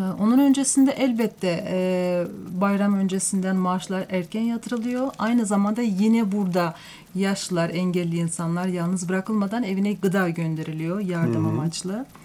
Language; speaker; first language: Turkish; non-native, fluent; Uzbek